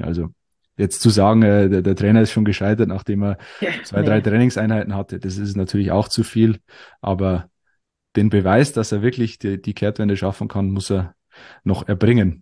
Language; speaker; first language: German; native; German